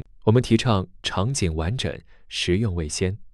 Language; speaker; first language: Chinese; native; Chinese